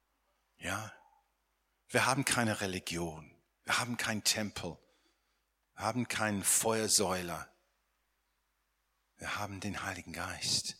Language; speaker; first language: German; non-native, fluent; English